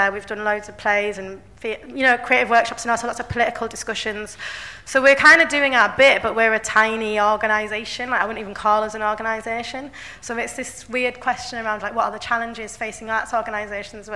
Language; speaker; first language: English; native; English